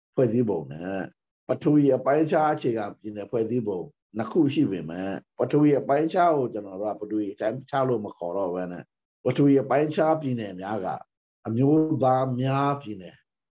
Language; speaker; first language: Burmese; non-native, local second language; Pa'o Karen